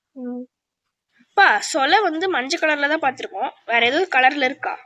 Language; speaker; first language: Tamil; native; Tamil